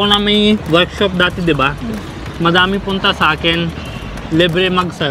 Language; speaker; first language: Filipino; non-native, learner; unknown